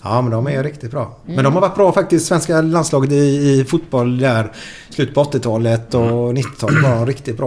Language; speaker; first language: Swedish; native; Swedish